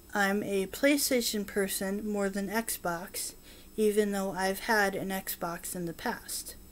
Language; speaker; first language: English; native; English